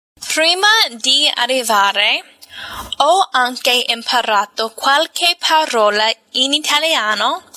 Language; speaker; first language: Italian; non-native, fluent; English